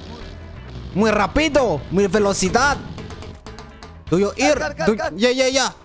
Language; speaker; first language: Spanish; non-native, learner; French